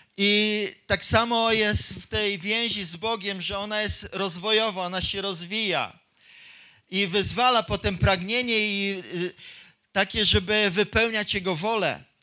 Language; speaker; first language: Polish; native; Polish